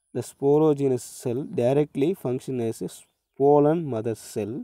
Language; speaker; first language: English; non-native, local second language; Tamil